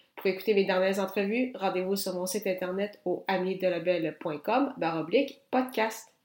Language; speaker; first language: French; native; French